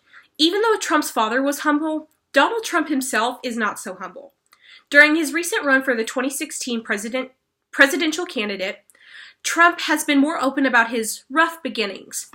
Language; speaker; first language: English; native; English